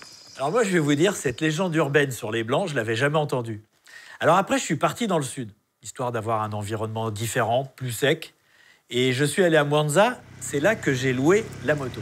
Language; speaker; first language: French; native; French